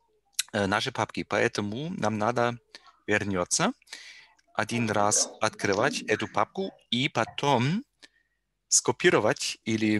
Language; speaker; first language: Russian; non-native, learner; German